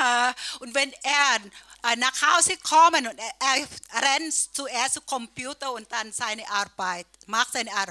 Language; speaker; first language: German; non-native, learner; Thai